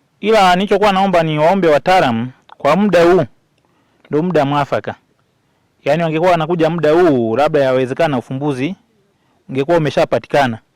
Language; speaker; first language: Swahili; native; Swahili